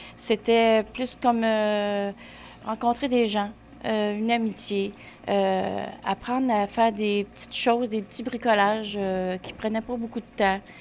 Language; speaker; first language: French; native; French